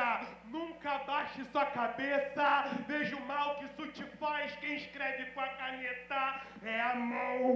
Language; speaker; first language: Portuguese; native; Portuguese